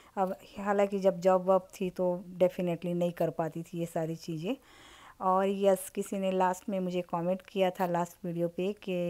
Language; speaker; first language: Hindi; native; Hindi